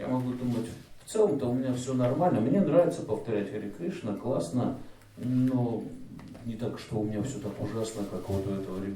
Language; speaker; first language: Russian; native; Russian